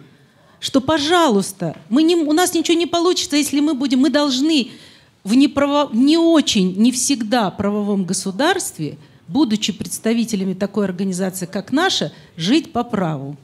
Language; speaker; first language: Russian; native; Russian